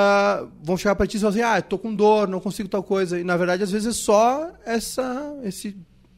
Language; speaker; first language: Portuguese; native; Portuguese